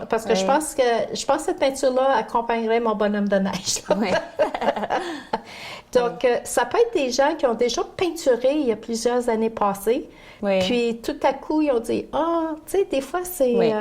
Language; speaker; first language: French; native; French